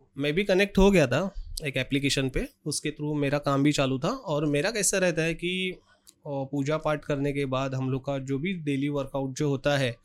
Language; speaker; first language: Hindi; non-native, local second language; Marathi